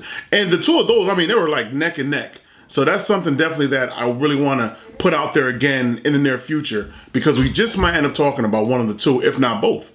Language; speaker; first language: English; native; English